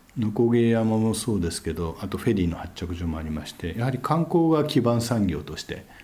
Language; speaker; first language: Japanese; native; Japanese